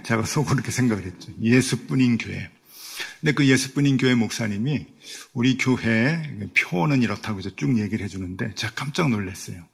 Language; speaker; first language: Korean; native; Korean